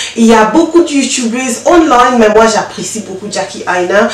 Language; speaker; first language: French; non-native, local second language; Lingala